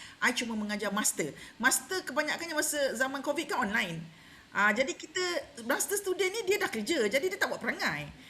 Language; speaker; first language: Malay; native; Malay